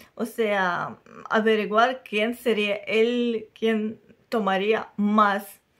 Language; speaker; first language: Spanish; non-native, fluent; Russian